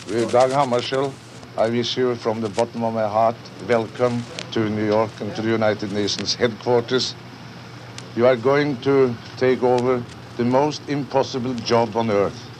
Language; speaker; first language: English; non-native, fluent; Norwegian